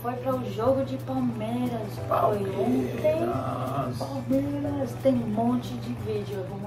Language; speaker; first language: Portuguese; early bilingual, heritage; English